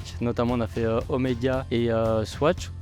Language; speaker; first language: French; native; French